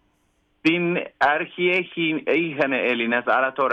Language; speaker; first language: Greek; non-native, learner; Kurdish